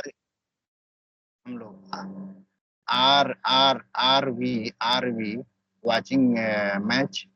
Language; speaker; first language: English; non-native, learner; Hindi